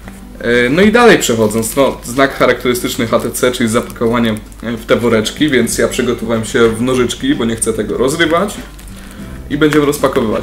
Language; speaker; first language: Polish; native; Polish